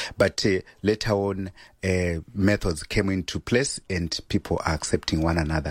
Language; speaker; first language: English; non-native, local second language; Shona